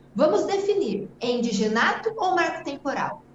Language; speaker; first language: Portuguese; native; Portuguese